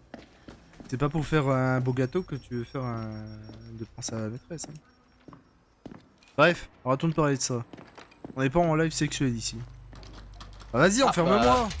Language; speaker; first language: French; native; French